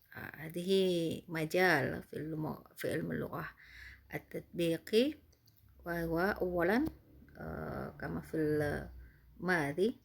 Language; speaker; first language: Arabic; non-native, fluent; Indonesian